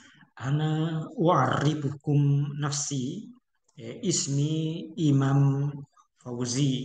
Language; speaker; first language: Arabic; non-native, fluent; Indonesian